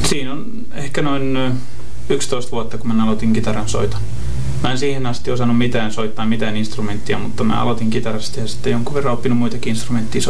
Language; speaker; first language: Finnish; native; Finnish